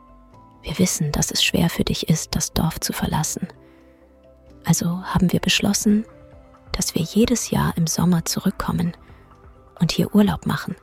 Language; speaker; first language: German; native; German